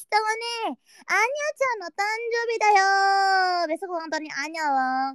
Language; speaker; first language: Japanese; non-native, learner; Indonesian